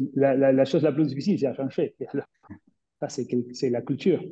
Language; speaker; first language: French; non-native, fluent; Spanish